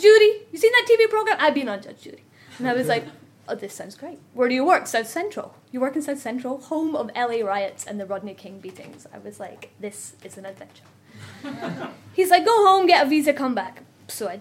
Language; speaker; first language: English; native; English